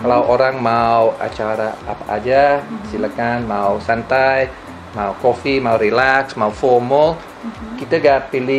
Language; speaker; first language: Indonesian; non-native, learner; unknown